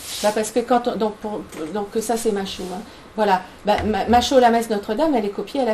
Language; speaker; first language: French; native; French